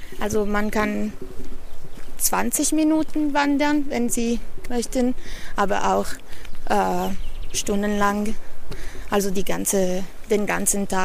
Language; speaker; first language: German; non-native, learner; Italian